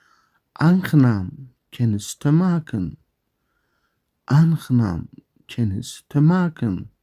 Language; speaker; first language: Dutch; non-native, learner; Turkish